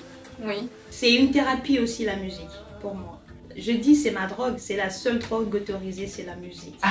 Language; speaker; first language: French; non-native, local second language; Lingala